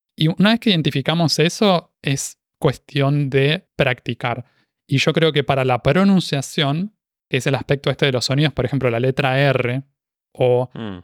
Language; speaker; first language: Spanish; native; Spanish